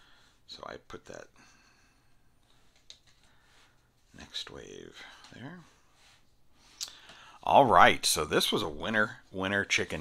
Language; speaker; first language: English; native; English